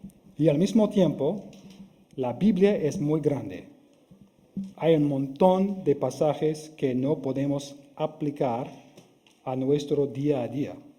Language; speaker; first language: Spanish; non-native, fluent; English